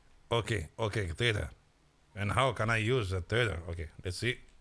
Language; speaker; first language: English; non-native, fluent; French